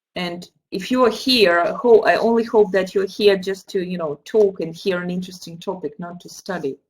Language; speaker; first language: English; non-native, fluent; Russian